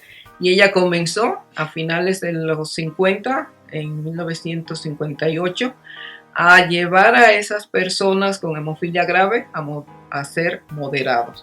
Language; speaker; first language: Spanish; native; Spanish